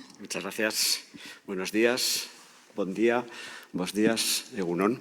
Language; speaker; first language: Spanish; native; Spanish